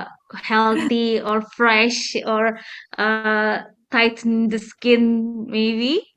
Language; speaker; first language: English; non-native, fluent; Indonesian